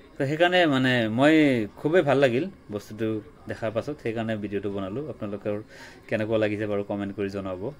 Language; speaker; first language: Assamese; non-native, local second language; Bangla